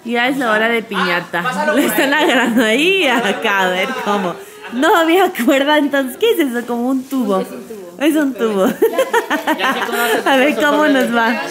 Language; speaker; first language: Spanish; non-native, fluent; English